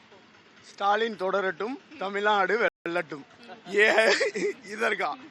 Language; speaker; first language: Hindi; non-native, local second language; Tamil